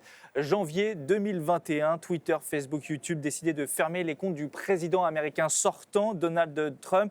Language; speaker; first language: French; native; French